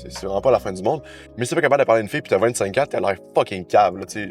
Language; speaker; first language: French; native; French